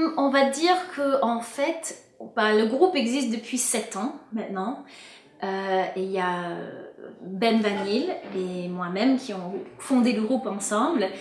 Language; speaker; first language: French; non-native, fluent; English